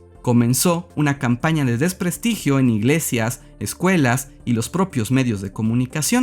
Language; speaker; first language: Spanish; native; Spanish